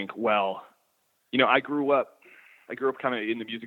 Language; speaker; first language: English; native; English